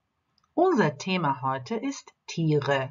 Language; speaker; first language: German; non-native, fluent; Croatian